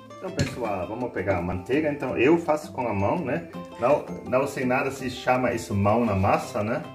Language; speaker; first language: Portuguese; non-native, learner; German